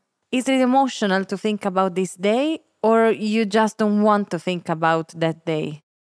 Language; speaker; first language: English; non-native, fluent; Italian